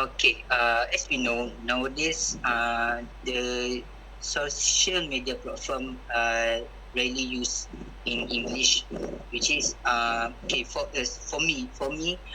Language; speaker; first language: English; non-native, local second language; Malay